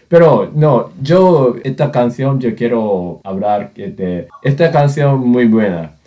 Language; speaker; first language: Spanish; non-native, learner; Japanese